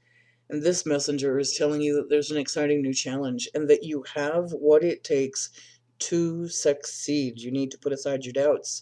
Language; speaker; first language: English; native; English